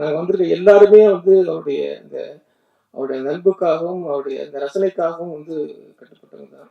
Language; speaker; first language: Tamil; native; Tamil